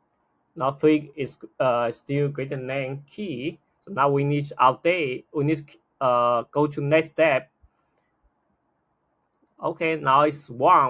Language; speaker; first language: English; non-native, fluent; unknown